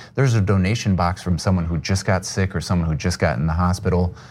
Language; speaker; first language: English; native; English